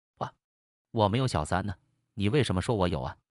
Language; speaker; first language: Chinese; non-native, learner; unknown